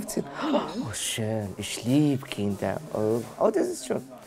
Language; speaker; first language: German; non-native, learner; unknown